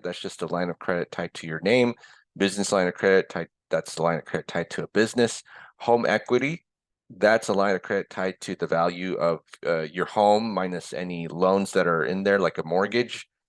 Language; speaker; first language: English; early bilingual, other home language; Korean